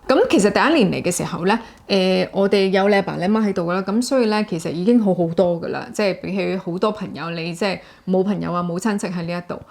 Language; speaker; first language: Cantonese; native; Cantonese